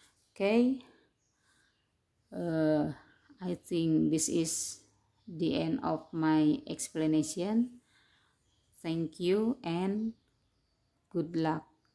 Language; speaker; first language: English; non-native, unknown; Indonesian